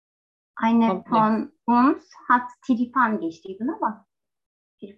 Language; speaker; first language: German; non-native, learner; Turkish